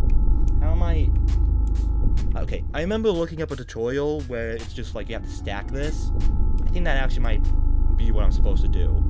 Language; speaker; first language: English; native; English